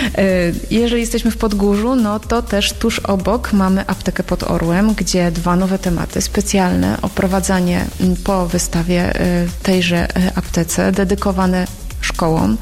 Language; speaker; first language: Polish; native; Polish